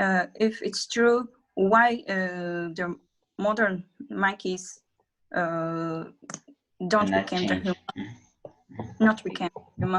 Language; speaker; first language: English; non-native, learner; Azerbaijani